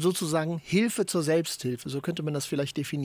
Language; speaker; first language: German; native; German